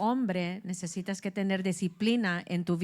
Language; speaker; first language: Spanish; early bilingual, heritage; English